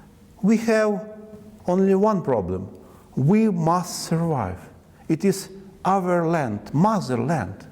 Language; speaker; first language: English; non-native, learner; Ukrainian